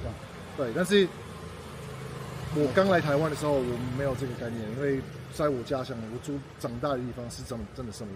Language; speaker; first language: Chinese; non-native, fluent; English